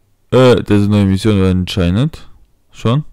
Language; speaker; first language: German; non-native, fluent; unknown